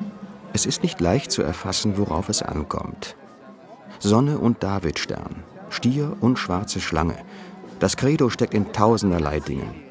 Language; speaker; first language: German; native; German